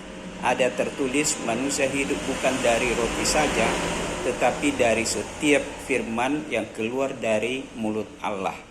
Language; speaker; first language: Indonesian; native; Indonesian